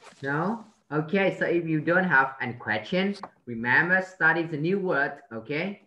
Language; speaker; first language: English; non-native, learner; Vietnamese